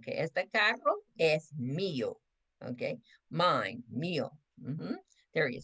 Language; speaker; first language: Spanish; non-native, fluent; English